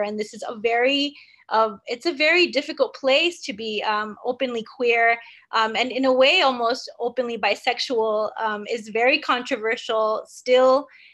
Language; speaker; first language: English; early bilingual, other home language; Spanish